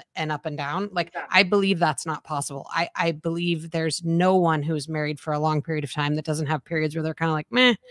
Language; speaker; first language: English; native; English